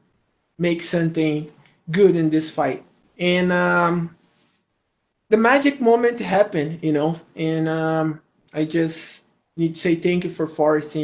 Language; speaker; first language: English; non-native, learner; Portuguese